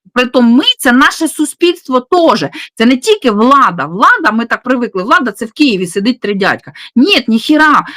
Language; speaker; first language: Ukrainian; non-native, local second language; Russian